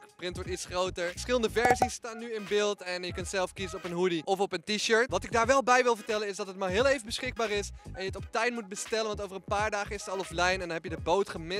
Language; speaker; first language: Dutch; native; Dutch